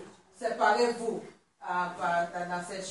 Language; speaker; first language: French; non-native, learner; Swahili